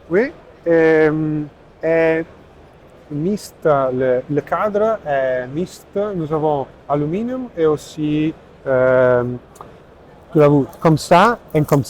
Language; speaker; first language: French; non-native, learner; Italian